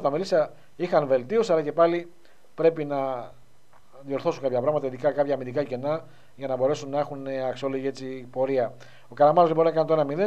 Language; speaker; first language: Greek; native; Greek